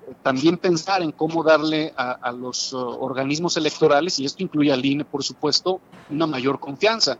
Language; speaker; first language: Spanish; native; Spanish